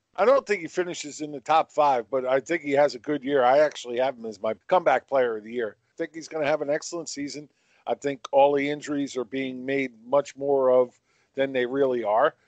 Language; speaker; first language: English; native; English